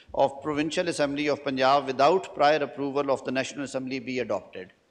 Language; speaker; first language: English; non-native, local second language; Urdu